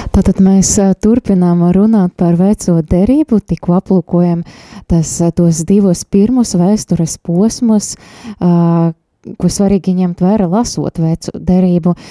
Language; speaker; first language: Latvian; non-native, local second language; Russian